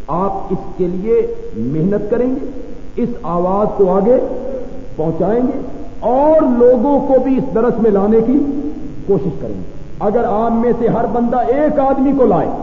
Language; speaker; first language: Urdu; non-native, local second language; Punjabi